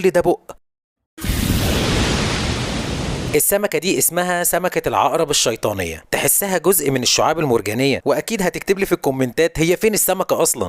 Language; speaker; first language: Arabic; native; Arabic